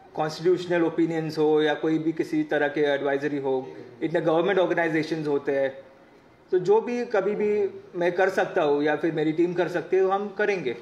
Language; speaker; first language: Hindi; non-native, local second language; Marathi